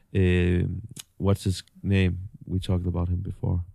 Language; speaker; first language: English; non-native, fluent; Danish